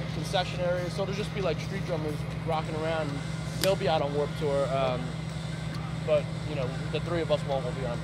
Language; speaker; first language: English; native; English